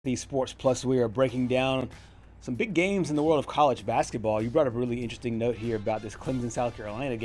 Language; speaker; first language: English; native; English